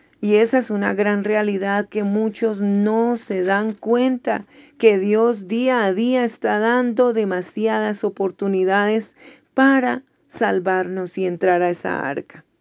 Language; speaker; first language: Spanish; native; Spanish